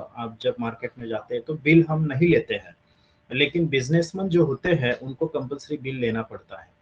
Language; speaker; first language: Hindi; non-native, local second language; Marathi